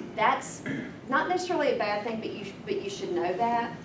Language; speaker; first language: English; native; English